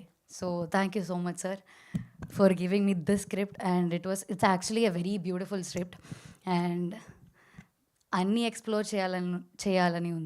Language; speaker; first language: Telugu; non-native, learner; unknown